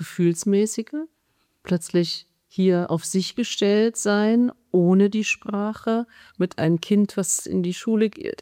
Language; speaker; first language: German; native; German